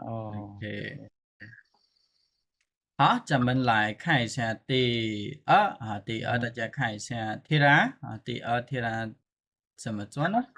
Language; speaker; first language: Chinese; non-native, fluent; Khmer